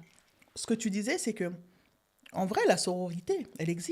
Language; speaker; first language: French; native; French